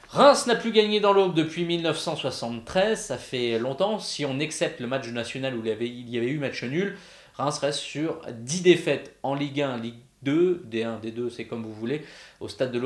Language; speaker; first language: French; native; French